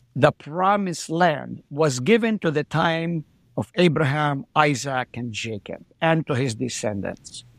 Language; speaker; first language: English; non-native, fluent; Arabic